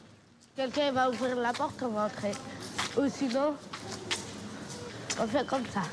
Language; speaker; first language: French; non-native, learner; Romanian